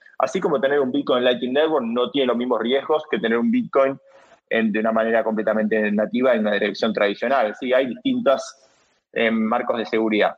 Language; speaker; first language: Spanish; native; Spanish